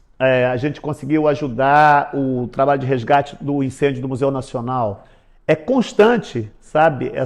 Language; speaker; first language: Portuguese; native; Portuguese